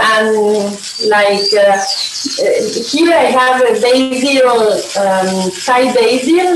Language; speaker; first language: English; non-native, learner; Spanish